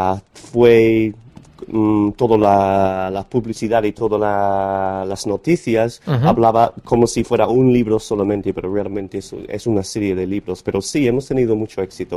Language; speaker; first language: Spanish; non-native, fluent; English